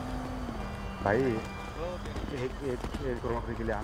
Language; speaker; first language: Hindi; native; Hindi